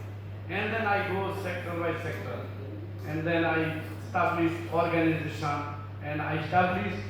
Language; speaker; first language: English; non-native, learner; Bangla